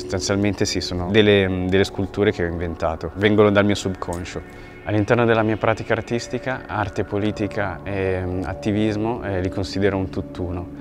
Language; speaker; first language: Italian; early bilingual, other home language; Kinyarwanda